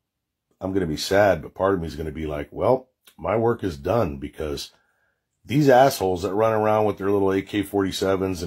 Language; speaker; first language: English; native; English